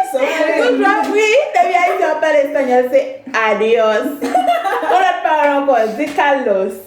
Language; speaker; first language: Portuguese; non-native, learner; Haitian Creole